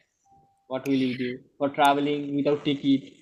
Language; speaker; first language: English; non-native, local second language; Bangla